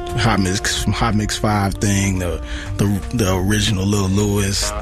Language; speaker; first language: English; native; English